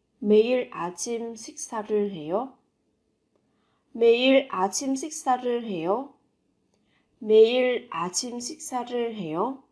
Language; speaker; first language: Korean; non-native, fluent; Vietnamese